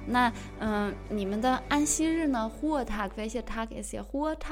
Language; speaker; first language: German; non-native, fluent; Chinese